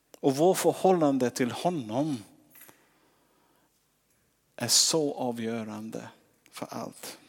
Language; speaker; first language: Swedish; non-native, fluent; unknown